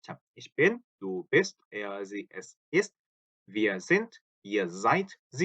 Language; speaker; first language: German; non-native, fluent; Korean